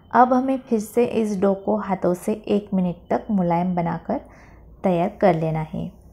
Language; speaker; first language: Hindi; non-native, local second language; Marathi